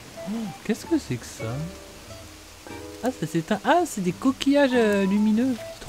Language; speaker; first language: French; native; French